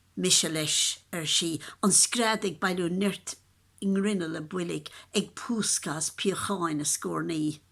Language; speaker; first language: Irish; native; Irish